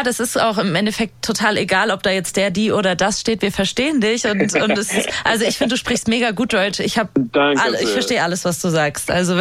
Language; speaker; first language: German; native; German